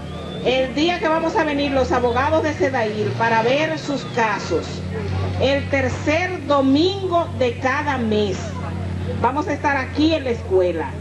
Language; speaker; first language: Spanish; native; Spanish